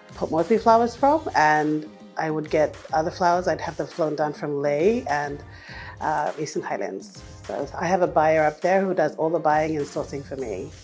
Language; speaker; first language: English; non-native, fluent; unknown